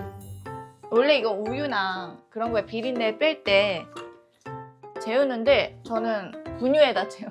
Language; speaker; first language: Korean; non-native, fluent; Japanese